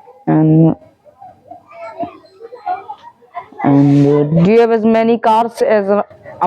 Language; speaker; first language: English; non-native, learner; Hindi